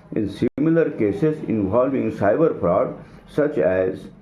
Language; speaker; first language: English; non-native, local second language; Marathi